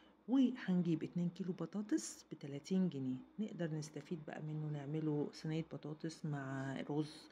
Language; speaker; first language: Arabic; native; Arabic